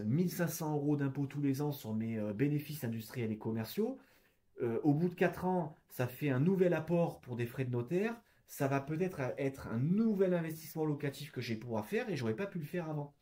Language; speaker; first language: French; native; French